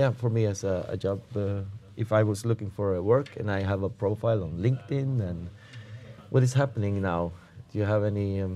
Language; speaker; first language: English; non-native, fluent; Norwegian